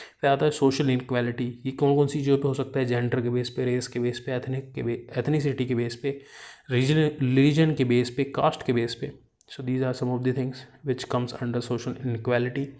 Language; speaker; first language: Hindi; native; Hindi